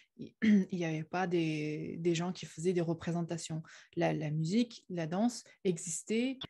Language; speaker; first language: French; non-native, fluent; Uyghur